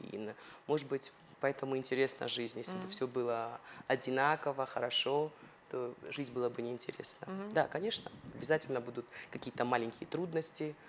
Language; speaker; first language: Russian; non-native, local second language; Ossetic